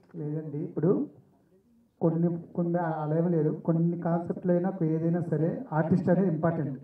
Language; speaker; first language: Telugu; native; Telugu